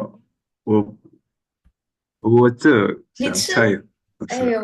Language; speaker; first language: Chinese; non-native, learner; Indonesian